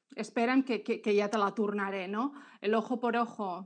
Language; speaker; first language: Spanish; non-native, local second language; Catalan